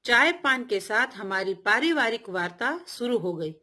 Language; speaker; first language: Hindi; non-native, local second language; Gujarati